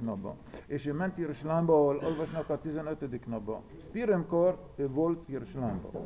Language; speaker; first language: Hungarian; early bilingual, heritage; Hungarian